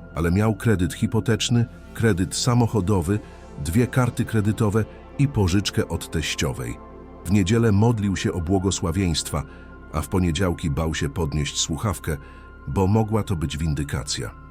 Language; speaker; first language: Polish; native; Polish